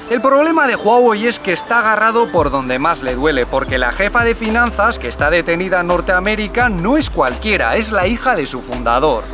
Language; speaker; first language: Spanish; native; Spanish